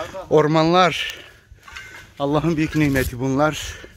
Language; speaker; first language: Turkish; native; Turkish